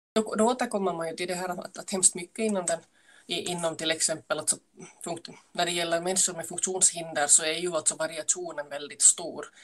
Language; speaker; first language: Swedish; native; Swedish